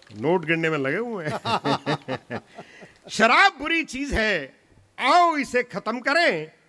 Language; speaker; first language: Hindi; non-native, local second language; Punjabi